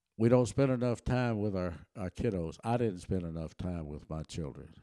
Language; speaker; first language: English; early bilingual, other home language; German